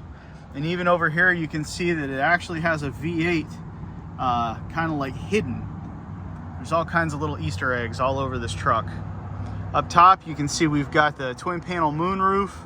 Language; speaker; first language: English; native; English